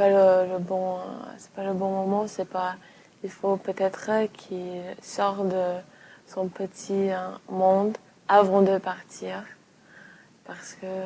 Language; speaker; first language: French; non-native, fluent; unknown